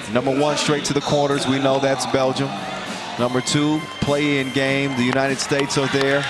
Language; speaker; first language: English; native; English